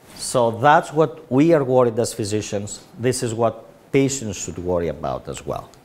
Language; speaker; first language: English; non-native, fluent; Greek